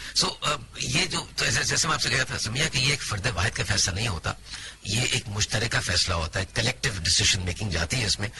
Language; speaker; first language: Urdu; native; Urdu